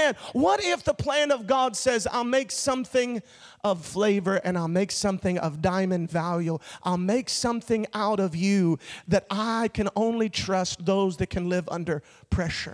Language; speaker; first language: English; native; English